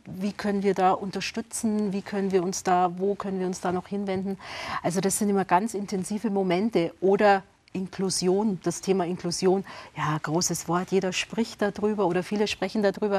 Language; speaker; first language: German; native; German